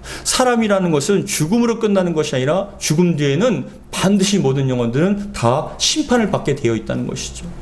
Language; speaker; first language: Korean; native; Korean